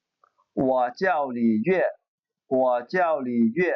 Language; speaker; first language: Chinese; non-native, fluent; Khmer